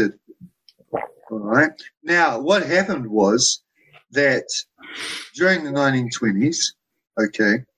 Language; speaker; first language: English; native; English